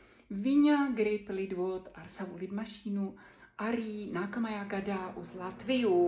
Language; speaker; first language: Latvian; non-native, fluent; Czech